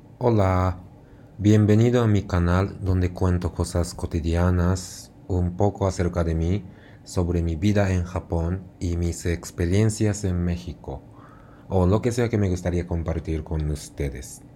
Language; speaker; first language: Spanish; non-native, fluent; Japanese